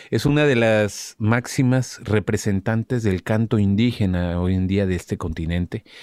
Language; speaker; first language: Spanish; native; Spanish